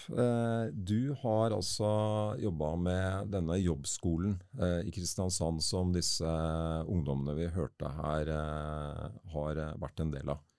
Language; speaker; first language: Norwegian; native; Norwegian